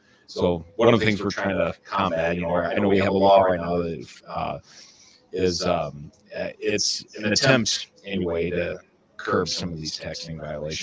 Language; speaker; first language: English; native; English